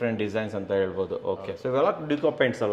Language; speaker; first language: Kannada; native; Kannada